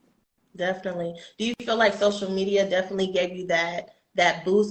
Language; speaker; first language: English; native; English